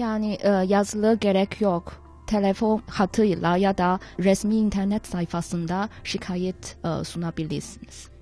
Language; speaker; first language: Turkish; non-native, fluent; Chinese